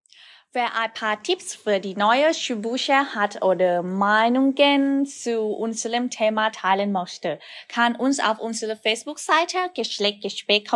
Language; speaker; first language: German; non-native, learner; Thai